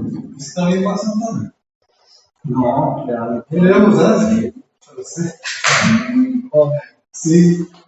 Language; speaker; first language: Portuguese; non-native, learner; Spanish